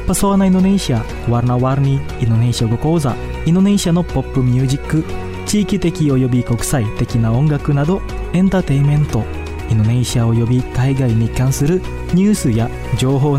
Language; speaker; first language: Japanese; non-native, fluent; Indonesian